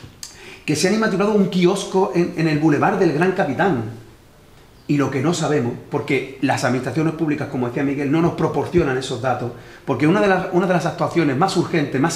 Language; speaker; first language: Spanish; native; Spanish